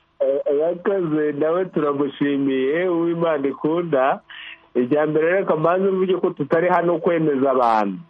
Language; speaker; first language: Kinyarwanda; native; Kinyarwanda